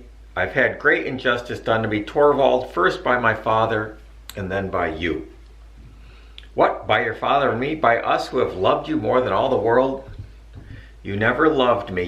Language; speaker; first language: English; native; English